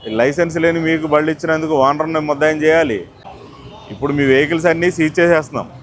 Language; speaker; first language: Telugu; native; Telugu